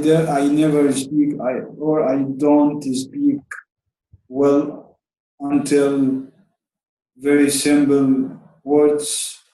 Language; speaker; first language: English; non-native, learner; Arabic